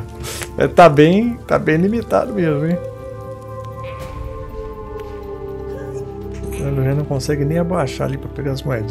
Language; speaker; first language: Portuguese; native; Portuguese